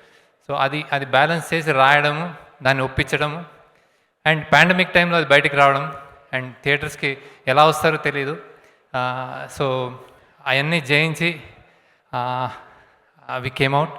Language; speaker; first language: Telugu; native; Telugu